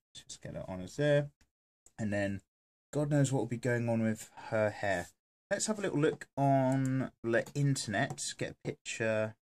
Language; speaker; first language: English; native; English